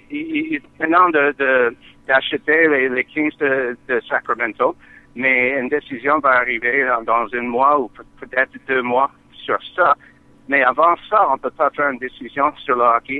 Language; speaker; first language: French; non-native, learner; English